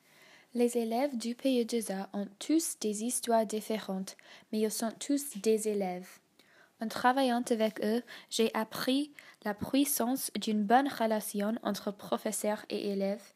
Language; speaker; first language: French; non-native, fluent; English